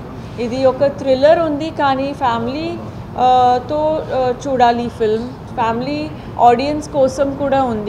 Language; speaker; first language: Telugu; non-native, fluent; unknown